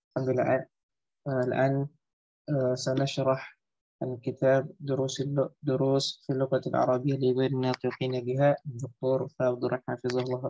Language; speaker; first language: Arabic; non-native, fluent; Indonesian